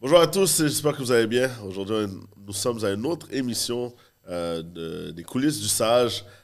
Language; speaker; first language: French; native; French